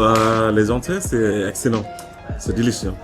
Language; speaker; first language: French; non-native, learner; Bangla